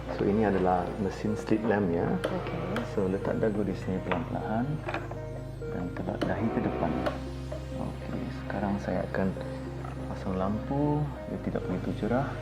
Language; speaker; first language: Malay; non-native, local second language; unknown